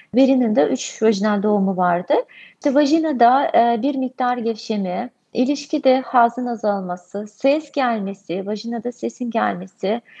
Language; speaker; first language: Turkish; non-native, fluent; Russian